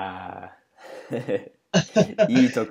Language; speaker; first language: Japanese; non-native, learner; English